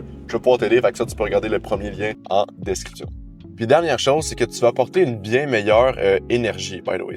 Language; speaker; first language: French; native; French